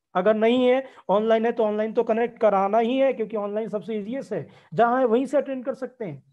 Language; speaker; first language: Hindi; native; Hindi